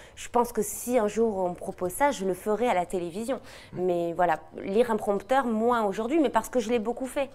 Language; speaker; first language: French; native; French